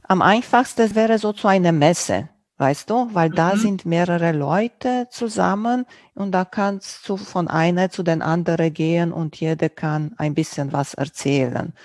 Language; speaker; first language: German; non-native, local second language; Romanian